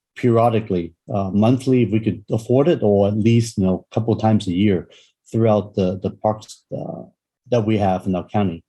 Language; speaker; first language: English; non-native, local second language; Cantonese